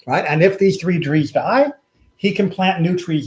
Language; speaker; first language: English; native; English